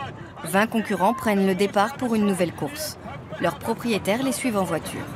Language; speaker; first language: French; native; French